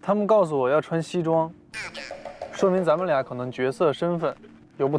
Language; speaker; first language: Chinese; native; Chinese